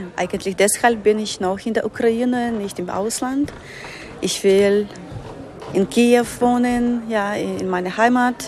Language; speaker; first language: German; non-native, fluent; Ukrainian